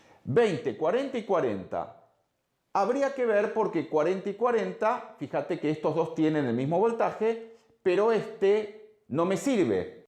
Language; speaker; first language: Spanish; native; Spanish